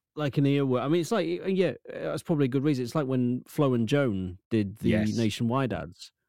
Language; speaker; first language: English; native; English